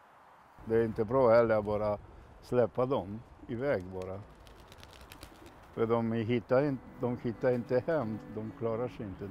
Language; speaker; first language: Swedish; non-native, fluent; Macedonian